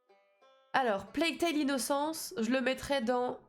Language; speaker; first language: French; native; French